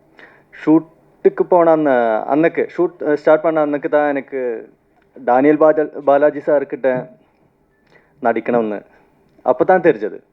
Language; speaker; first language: Tamil; non-native, learner; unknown